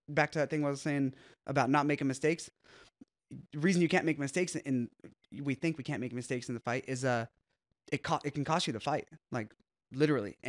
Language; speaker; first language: English; native; English